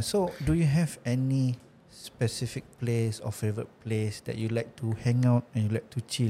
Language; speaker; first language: English; non-native, local second language; Malay